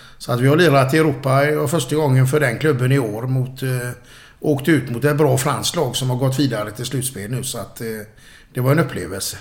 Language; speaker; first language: Swedish; native; Swedish